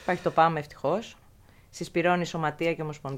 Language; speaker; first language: Greek; native; Greek